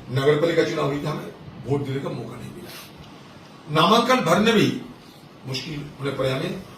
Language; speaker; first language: Hindi; non-native, local second language; Bangla